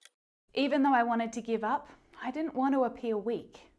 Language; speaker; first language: English; native; English